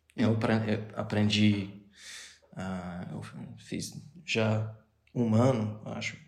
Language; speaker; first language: Portuguese; non-native, fluent; Bulgarian